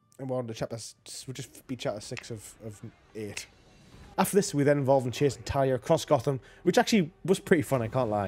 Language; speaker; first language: English; native; English